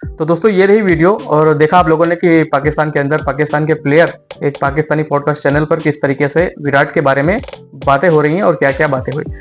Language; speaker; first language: Hindi; native; Hindi